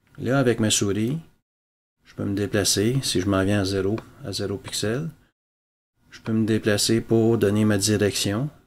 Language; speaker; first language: French; native; French